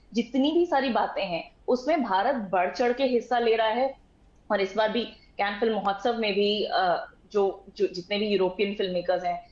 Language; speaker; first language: Hindi; native; Hindi